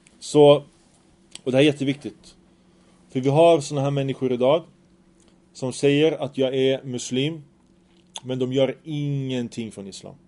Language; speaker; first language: Swedish; early bilingual, other home language; Arabic